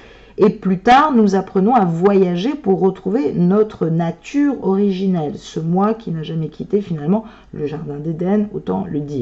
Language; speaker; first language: French; native; French